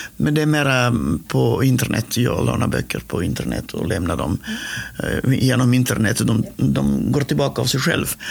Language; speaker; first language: Swedish; non-native, fluent; Macedonian